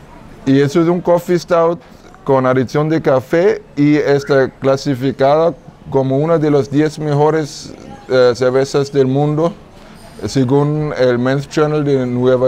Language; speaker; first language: Spanish; non-native, fluent; German